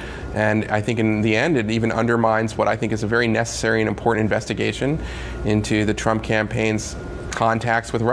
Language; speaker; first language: English; native; English